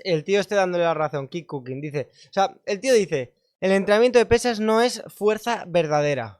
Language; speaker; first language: Spanish; native; Spanish